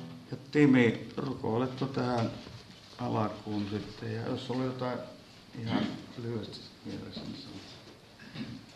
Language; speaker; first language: Finnish; native; Finnish